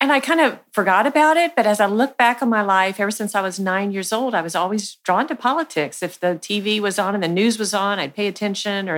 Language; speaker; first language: English; native; English